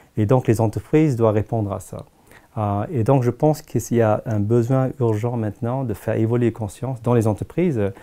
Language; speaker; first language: French; non-native, fluent; Tamil